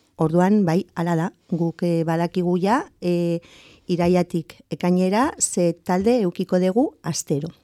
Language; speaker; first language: Basque; non-native, local second language; Spanish